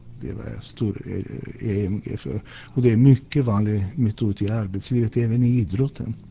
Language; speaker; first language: Swedish; non-native, fluent; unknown